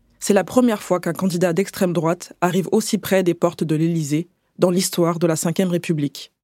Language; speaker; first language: French; native; French